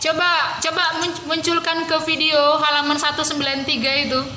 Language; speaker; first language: Indonesian; native; Indonesian